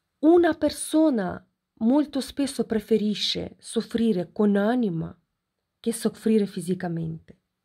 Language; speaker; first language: Italian; non-native, fluent; Ukrainian